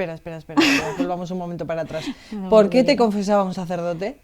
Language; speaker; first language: Spanish; native; Spanish